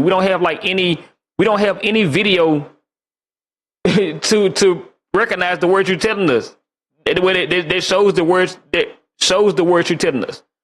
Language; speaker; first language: English; native; English